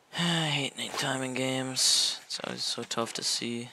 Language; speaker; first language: English; native; English